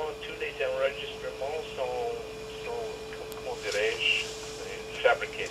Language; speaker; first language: French; non-native, learner; English